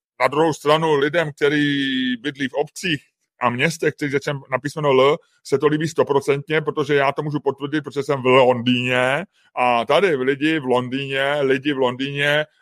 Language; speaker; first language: Czech; native; Czech